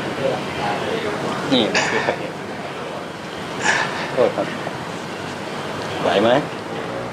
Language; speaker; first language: Thai; native; Thai